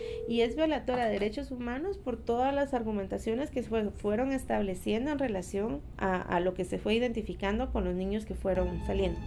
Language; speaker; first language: Spanish; native; Spanish